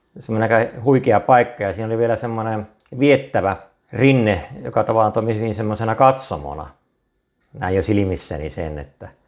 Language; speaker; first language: Finnish; native; Finnish